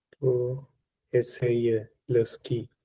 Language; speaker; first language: French; non-native, learner; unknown